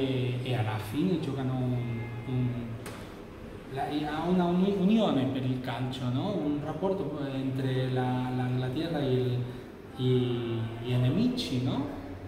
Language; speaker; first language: Italian; non-native, fluent; Catalan